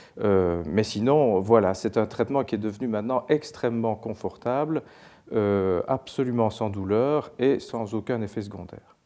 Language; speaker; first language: French; native; French